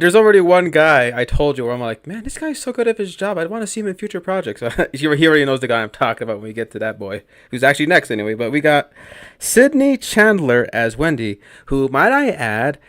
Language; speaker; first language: English; native; English